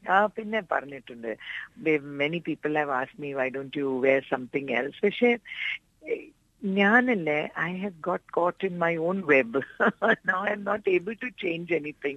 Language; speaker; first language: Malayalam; non-native, local second language; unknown